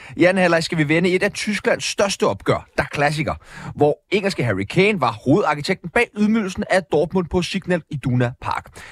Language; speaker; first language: Danish; native; Danish